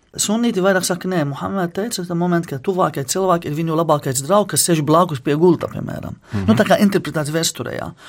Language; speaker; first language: Latvian; non-native, fluent; Arabic